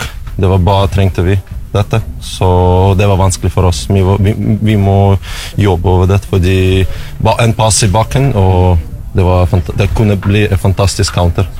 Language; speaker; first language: Norwegian; non-native, learner; Russian